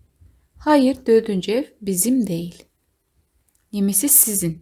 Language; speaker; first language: Turkish; non-native, fluent; Kazakh